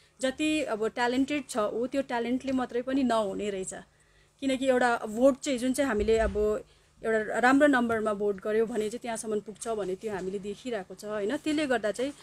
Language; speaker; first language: Nepali; native; Nepali